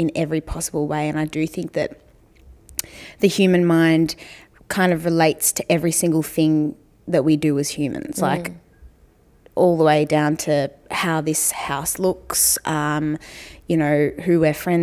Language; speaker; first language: English; native; English